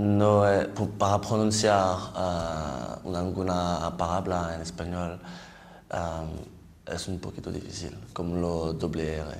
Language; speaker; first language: Spanish; non-native, learner; French